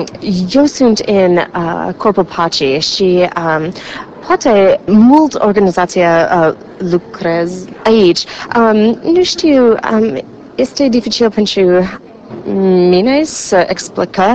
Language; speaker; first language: Romanian; non-native, learner; English